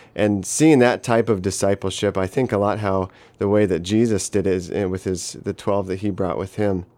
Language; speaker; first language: English; native; English